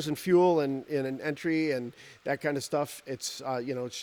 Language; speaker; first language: English; native; English